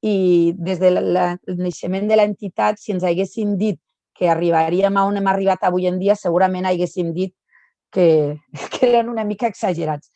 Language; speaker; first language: Catalan; native; Catalan